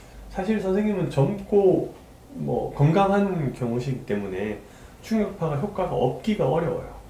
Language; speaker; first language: Korean; native; Korean